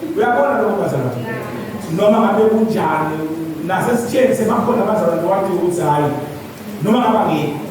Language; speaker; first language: Zulu; non-native, local second language; Swati